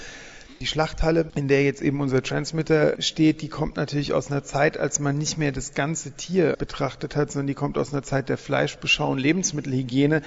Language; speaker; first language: German; native; German